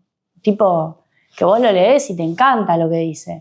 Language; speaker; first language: Spanish; native; Spanish